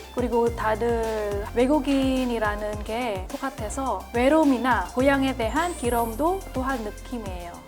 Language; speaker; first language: Korean; non-native, fluent; Filipino